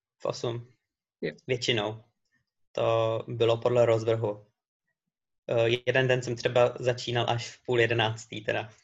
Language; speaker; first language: Czech; native; Czech